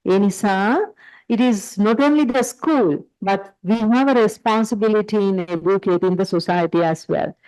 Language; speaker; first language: English; non-native, local second language; Sinhala